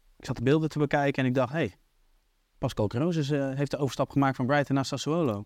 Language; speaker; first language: Dutch; native; Dutch